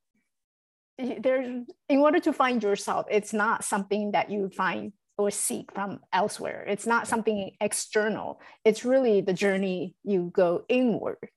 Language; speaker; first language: English; non-native, fluent; Chinese